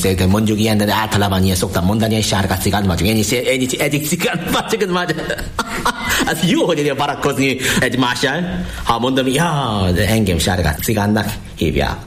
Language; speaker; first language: Hungarian; non-native, learner; Korean